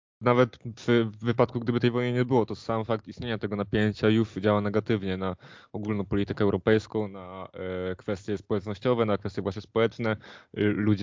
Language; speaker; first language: Polish; native; Polish